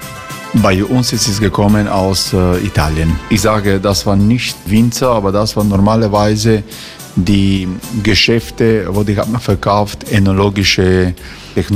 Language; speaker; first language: German; non-native, fluent; Croatian